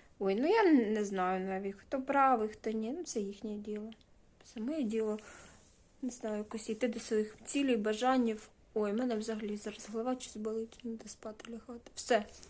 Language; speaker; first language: Ukrainian; non-native, local second language; Russian